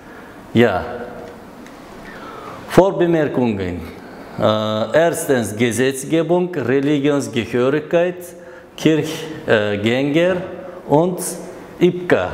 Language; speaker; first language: German; non-native, learner; Uzbek